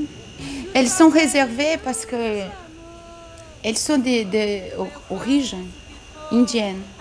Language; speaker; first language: French; non-native, learner; Portuguese